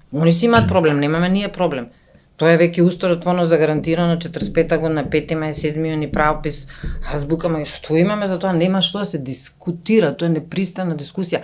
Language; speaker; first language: Macedonian; native; Macedonian